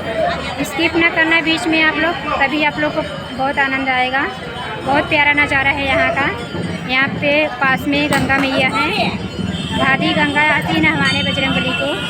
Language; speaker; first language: Hindi; non-native, local second language; Awadhi